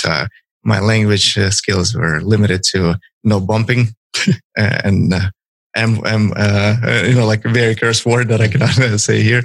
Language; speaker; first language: English; non-native, fluent; Ukrainian